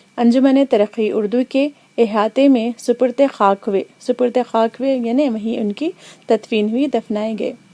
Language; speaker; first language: Urdu; native; Urdu